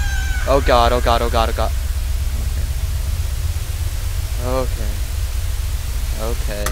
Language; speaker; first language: English; native; English